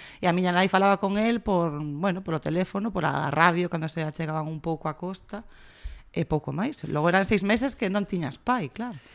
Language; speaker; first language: Galician; non-native, local second language; Spanish